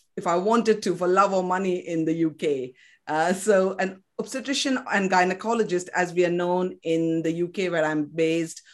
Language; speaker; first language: English; non-native, local second language; Kannada